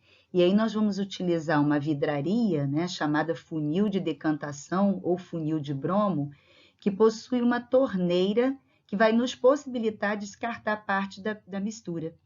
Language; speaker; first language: Portuguese; native; Portuguese